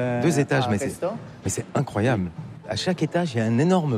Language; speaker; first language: French; native; French